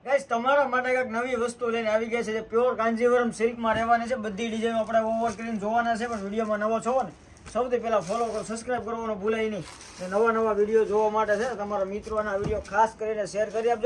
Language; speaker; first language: Gujarati; native; Gujarati